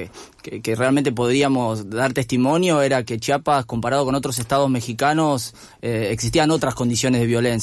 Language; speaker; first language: Spanish; native; Spanish